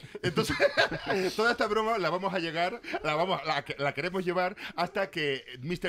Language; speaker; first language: Spanish; native; Spanish